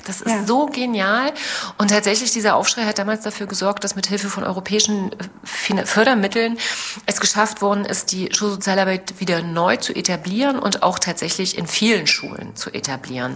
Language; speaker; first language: German; native; German